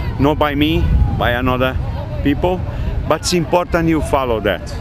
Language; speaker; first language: English; non-native, learner; Portuguese